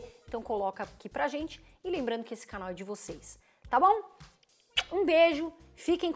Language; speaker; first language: Portuguese; native; Portuguese